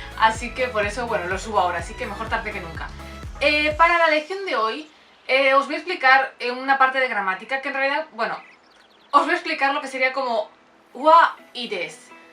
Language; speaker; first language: Spanish; native; Spanish